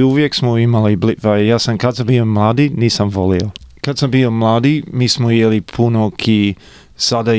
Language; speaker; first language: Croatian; early bilingual, heritage; Croatian